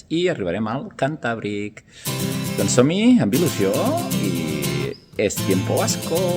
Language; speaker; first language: Catalan; native; Catalan